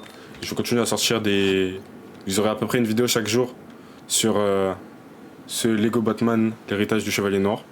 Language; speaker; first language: French; native; French